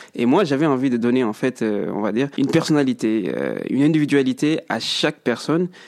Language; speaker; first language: French; early bilingual, other home language; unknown